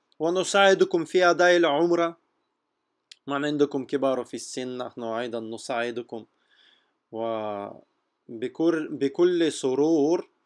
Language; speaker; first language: Arabic; non-native, fluent; Russian